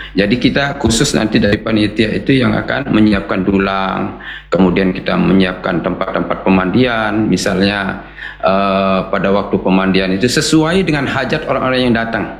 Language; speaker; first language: Indonesian; non-native, local second language; Sasak